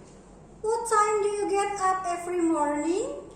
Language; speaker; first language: English; non-native, learner; Indonesian